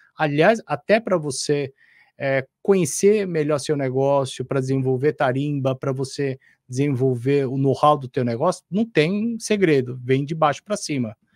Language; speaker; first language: Portuguese; non-native, fluent; Korean